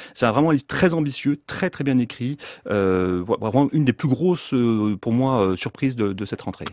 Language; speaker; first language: French; native; French